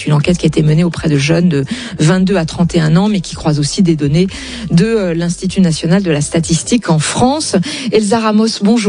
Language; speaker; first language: French; native; French